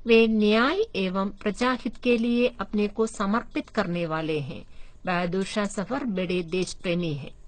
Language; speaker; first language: Hindi; non-native, local second language; Malayalam